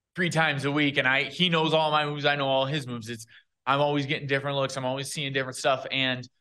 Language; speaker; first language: English; native; English